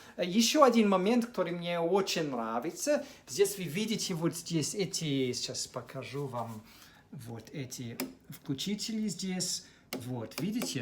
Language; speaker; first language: Russian; non-native, fluent; English